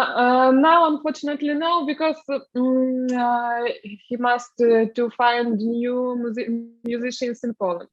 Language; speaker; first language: English; non-native, learner; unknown